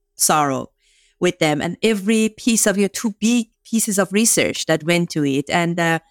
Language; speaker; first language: English; non-native, fluent; Persian